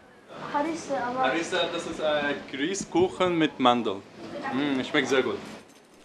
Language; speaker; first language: German; non-native, learner; Arabic